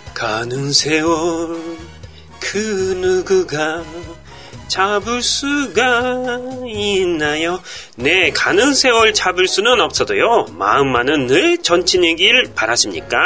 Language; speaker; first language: Korean; non-native, fluent; Japanese